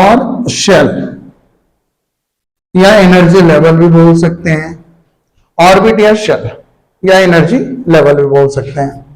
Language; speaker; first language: Hindi; native; Hindi